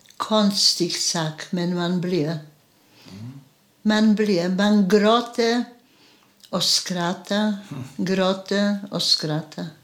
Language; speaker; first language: Swedish; non-native, fluent; Polish